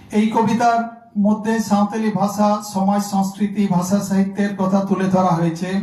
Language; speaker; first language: Bangla; non-native, local second language; Santali